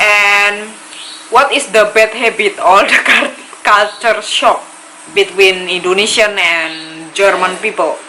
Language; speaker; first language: English; non-native, learner; Indonesian